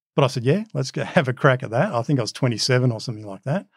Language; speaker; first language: English; early bilingual, other home language; Macedonian